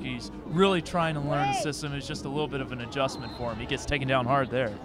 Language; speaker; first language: English; native; English